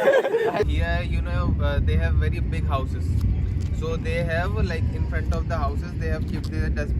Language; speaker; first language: English; non-native, local second language; Hindi